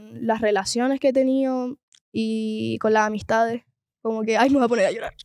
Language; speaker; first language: Spanish; native; Spanish